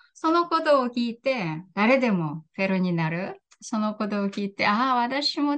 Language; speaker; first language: Japanese; non-native, fluent; Korean